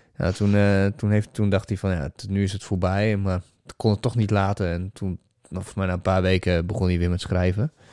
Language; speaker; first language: Dutch; native; Dutch